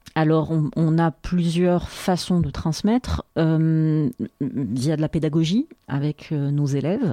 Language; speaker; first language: French; non-native, local second language; Arabic